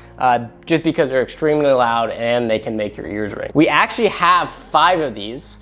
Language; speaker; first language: English; native; English